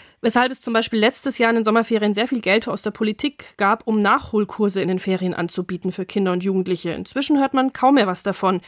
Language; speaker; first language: German; native; German